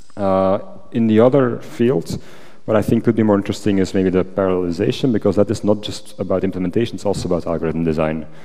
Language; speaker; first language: English; non-native, fluent; Dutch